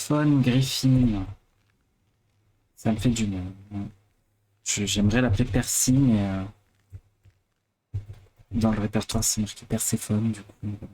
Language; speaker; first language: French; native; French